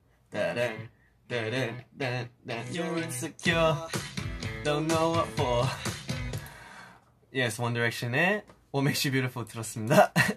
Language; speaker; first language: English; early bilingual, other home language; Korean